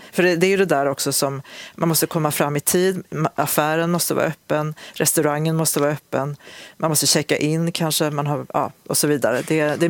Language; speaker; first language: Swedish; native; Swedish